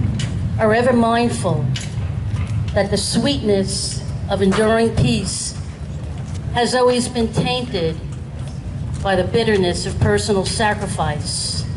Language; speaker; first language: English; native; English